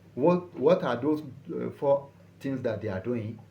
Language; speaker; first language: English; non-native, local second language; Yoruba